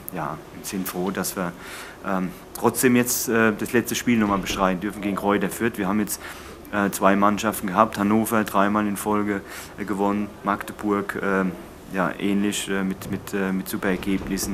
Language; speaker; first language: German; native; German